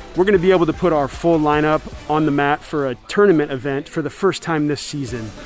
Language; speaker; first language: English; native; English